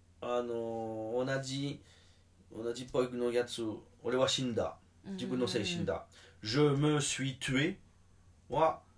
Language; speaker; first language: Japanese; non-native, learner; French